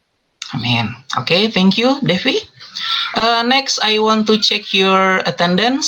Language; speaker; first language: English; non-native, fluent; Indonesian